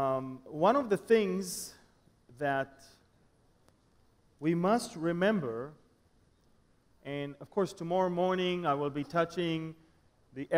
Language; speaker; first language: English; non-native, fluent; Hebrew